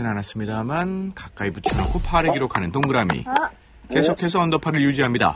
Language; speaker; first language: Korean; native; Korean